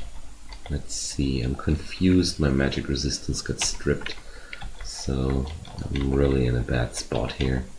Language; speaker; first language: English; non-native, fluent; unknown